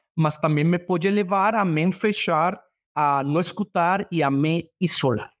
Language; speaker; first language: Portuguese; non-native, learner; Spanish